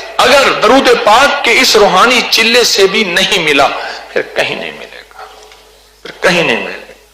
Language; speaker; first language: Urdu; non-native, local second language; Punjabi